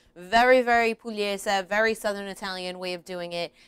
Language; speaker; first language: English; early bilingual, other home language; Italian